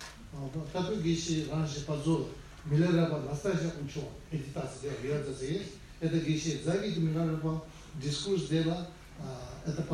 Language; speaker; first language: Russian; non-native, learner; Tibetan